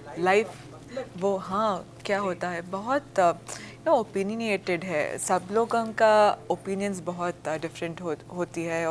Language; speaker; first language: Hindi; non-native, local second language; Kannada